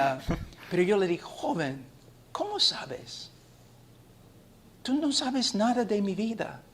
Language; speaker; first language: Spanish; non-native, fluent; English